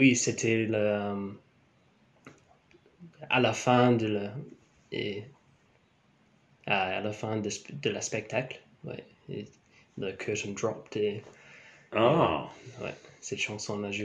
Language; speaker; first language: French; non-native, learner; English